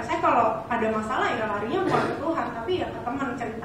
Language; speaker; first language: Indonesian; native; Indonesian